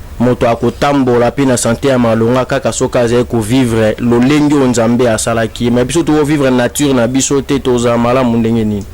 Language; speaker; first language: Lingala; non-native, local second language; Kongo